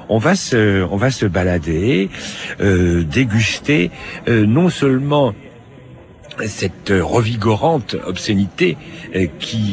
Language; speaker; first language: French; native; French